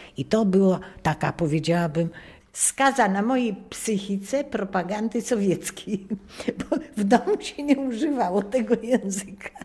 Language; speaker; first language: Polish; native; Polish